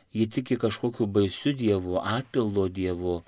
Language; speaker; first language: Lithuanian; native; Lithuanian